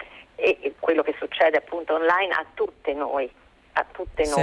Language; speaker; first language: Italian; native; Italian